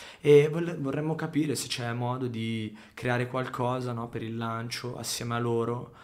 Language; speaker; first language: Italian; native; Italian